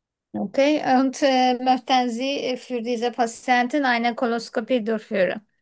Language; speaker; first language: German; non-native, learner; Turkish